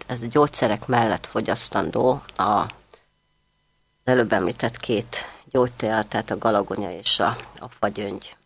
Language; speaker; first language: Hungarian; native; Hungarian